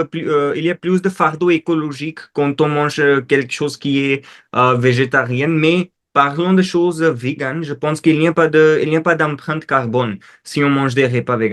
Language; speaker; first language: French; non-native, fluent; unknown